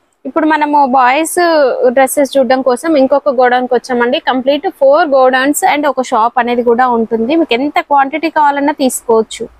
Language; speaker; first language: Telugu; native; Telugu